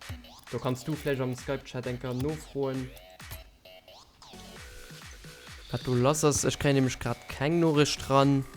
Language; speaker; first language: German; non-native, local second language; Luxembourgish